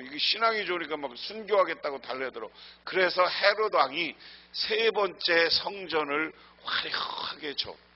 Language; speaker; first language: Korean; native; Korean